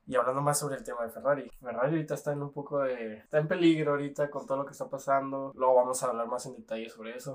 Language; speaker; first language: Spanish; native; Spanish